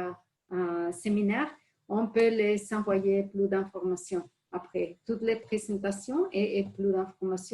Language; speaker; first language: French; non-native, fluent; Spanish